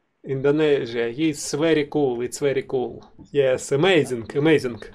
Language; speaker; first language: English; non-native, learner; Russian